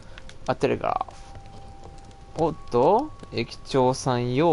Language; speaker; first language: Japanese; native; Japanese